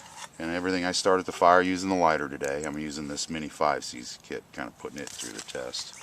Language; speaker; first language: English; native; English